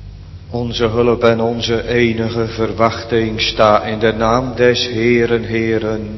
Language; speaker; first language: Dutch; native; Dutch